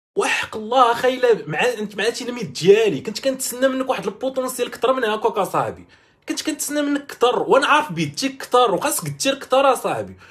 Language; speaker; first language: Arabic; native; Arabic